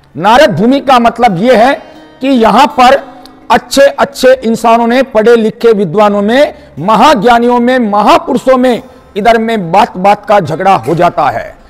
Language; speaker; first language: Hindi; non-native, local second language; Marathi